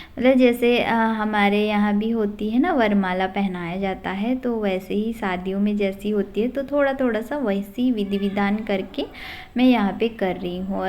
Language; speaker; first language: Hindi; non-native, local second language; Odia